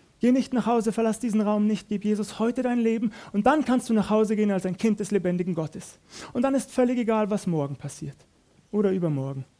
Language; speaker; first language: German; native; German